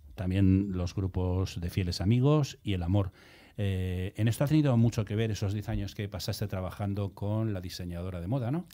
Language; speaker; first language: Spanish; native; Spanish